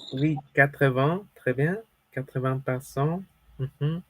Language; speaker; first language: French; non-native, fluent; Spanish